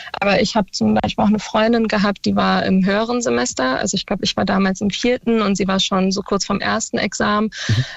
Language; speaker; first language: German; early bilingual, other home language; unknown